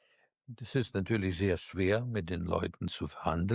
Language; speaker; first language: German; non-native, fluent; Russian